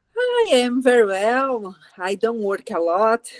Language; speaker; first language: English; non-native, learner; Portuguese